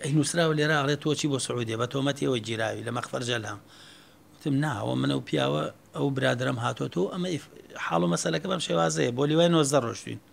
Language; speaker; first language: Central Kurdish; native; Central Kurdish